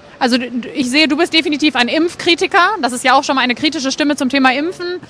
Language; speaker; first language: German; native; German